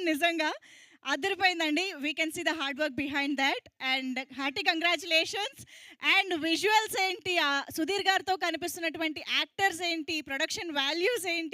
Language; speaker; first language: Telugu; native; Telugu